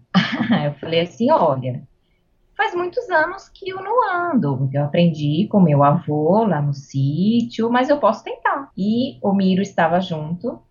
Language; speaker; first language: Portuguese; native; Portuguese